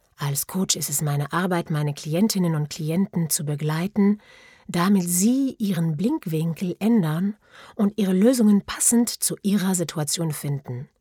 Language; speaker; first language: German; non-native, fluent; French